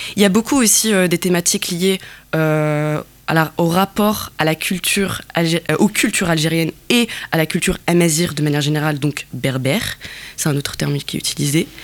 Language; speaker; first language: French; non-native, local second language; Kabyle